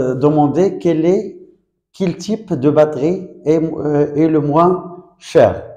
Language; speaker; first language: French; non-native, local second language; Arabic